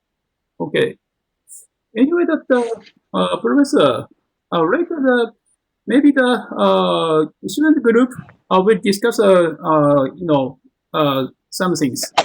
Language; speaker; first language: English; non-native, learner; Japanese